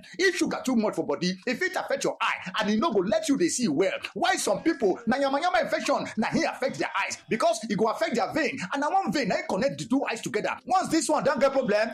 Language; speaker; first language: Nigerian Pidgin; non-native, local second language; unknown